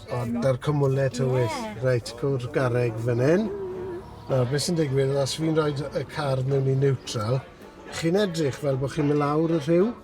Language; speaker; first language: Welsh; native; Welsh